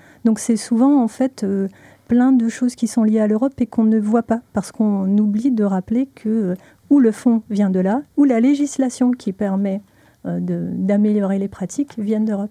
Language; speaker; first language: French; non-native, fluent; Spanish